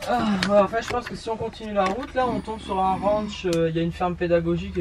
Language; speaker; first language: French; native; French